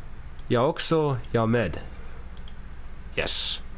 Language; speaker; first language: Swedish; non-native, learner; English